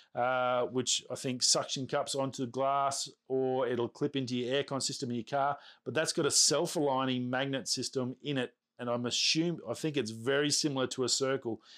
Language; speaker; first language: English; native; English